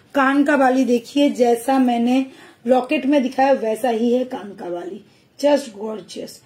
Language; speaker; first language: Hindi; non-native, local second language; Bangla